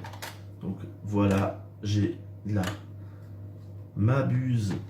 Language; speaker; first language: French; native; French